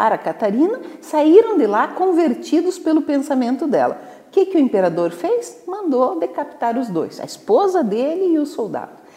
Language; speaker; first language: Portuguese; native; Portuguese